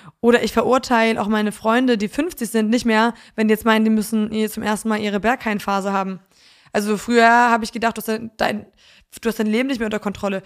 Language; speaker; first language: German; early bilingual, other home language; Polish